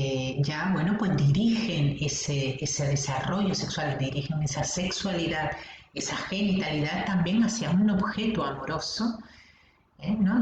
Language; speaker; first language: Spanish; native; Spanish